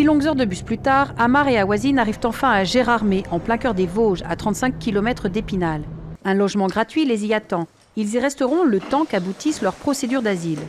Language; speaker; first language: French; native; French